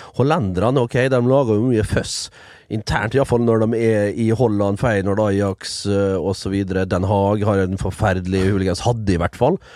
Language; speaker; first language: Norwegian; early bilingual, other home language; Dutch